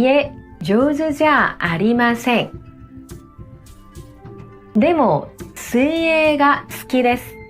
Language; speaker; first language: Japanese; non-native, fluent; Korean